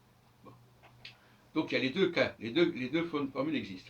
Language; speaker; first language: French; native; French